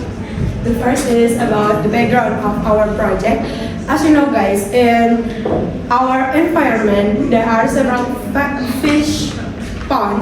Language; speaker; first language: English; non-native, learner; Indonesian